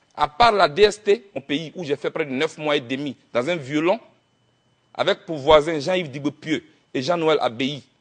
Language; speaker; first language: French; non-native, local second language; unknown